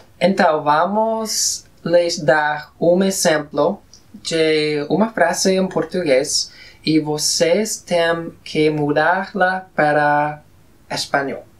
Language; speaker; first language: Portuguese; non-native, fluent; Spanish